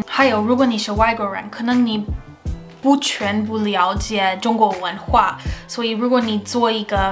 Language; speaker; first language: Chinese; non-native, fluent; English